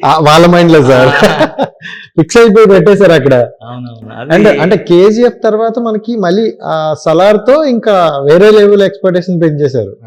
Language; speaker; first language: Telugu; native; Telugu